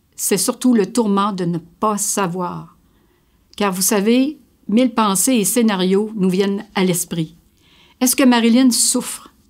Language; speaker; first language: French; native; French